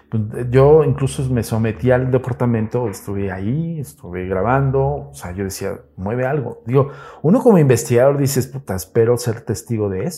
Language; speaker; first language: Spanish; native; Spanish